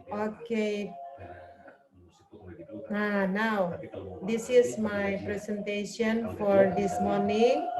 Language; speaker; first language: English; non-native, learner; Indonesian